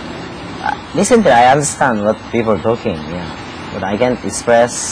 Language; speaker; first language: English; non-native, learner; Japanese